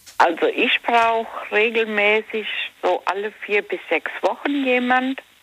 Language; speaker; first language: German; native; German